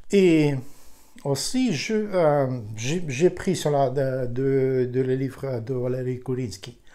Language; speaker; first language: French; non-native, fluent; Ukrainian